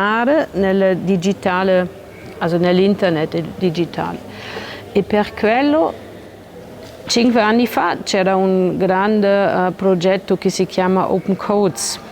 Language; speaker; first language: Italian; non-native, learner; German